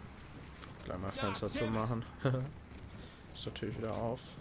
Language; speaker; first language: German; native; German